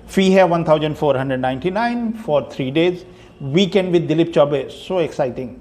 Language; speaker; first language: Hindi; native; Hindi